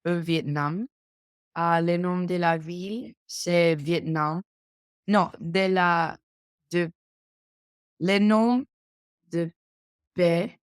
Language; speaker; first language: French; non-native, learner; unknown